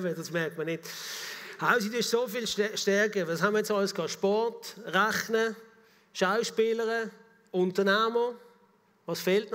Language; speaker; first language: German; native; German